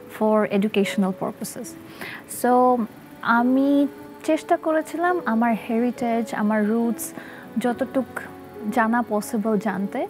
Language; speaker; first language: Bangla; early bilingual, heritage; Russian